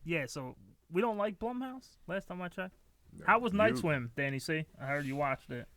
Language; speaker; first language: English; native; English